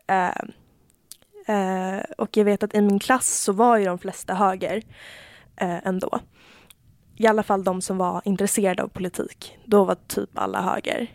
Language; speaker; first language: Swedish; native; Swedish